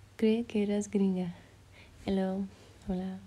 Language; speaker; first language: Spanish; early bilingual, heritage; French